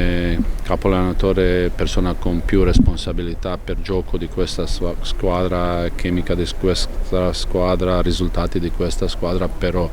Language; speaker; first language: Italian; non-native, fluent; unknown